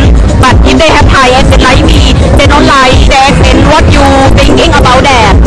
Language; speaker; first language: English; non-native, learner; Thai